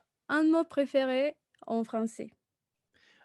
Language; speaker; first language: French; non-native, fluent; Spanish